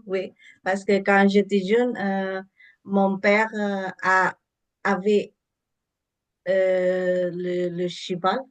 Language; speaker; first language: French; non-native, learner; English